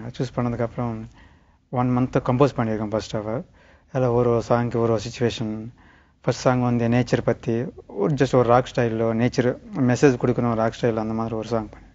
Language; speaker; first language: Tamil; native; Tamil